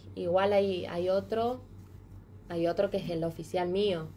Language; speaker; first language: Spanish; native; Spanish